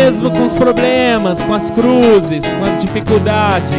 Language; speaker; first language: Portuguese; native; Portuguese